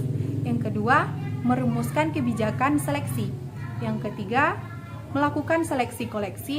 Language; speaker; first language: Indonesian; native; Indonesian